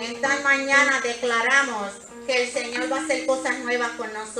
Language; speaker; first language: Spanish; native; Spanish